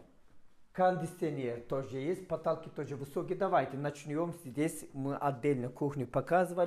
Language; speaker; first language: Russian; non-native, fluent; Turkish